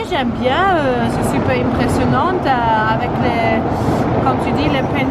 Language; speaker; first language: French; non-native, learner; Italian